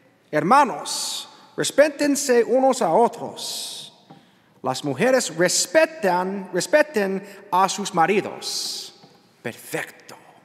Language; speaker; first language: Spanish; non-native, learner; English